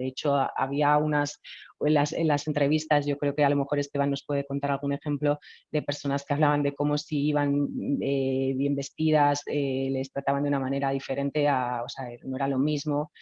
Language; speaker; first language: Spanish; native; Spanish